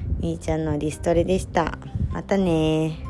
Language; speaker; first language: Japanese; native; Japanese